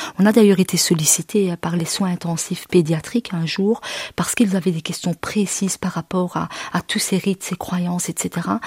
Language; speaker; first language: French; early bilingual, other home language; Arabic